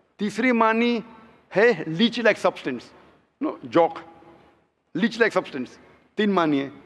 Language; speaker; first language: Hindi; non-native, local second language; Konkani